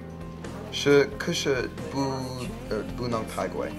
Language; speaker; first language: Chinese; non-native, learner; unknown